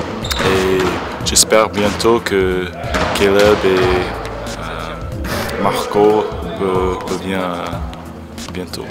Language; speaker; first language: French; non-native, fluent; English